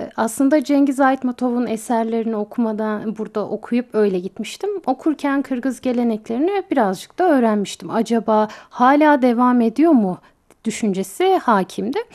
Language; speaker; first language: Turkish; native; Turkish